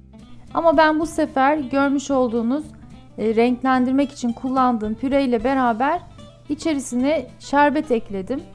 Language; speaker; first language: Turkish; native; Turkish